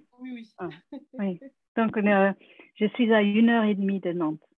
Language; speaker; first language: French; non-native, fluent; English